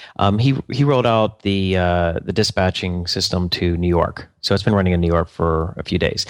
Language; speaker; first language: English; native; English